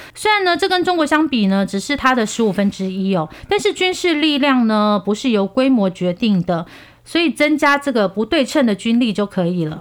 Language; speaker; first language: Chinese; non-native, fluent; Korean